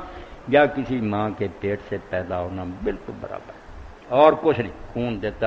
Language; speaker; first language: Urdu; non-native, local second language; Punjabi